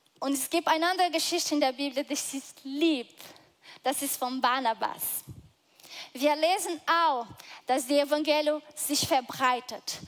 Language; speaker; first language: German; non-native, fluent; Portuguese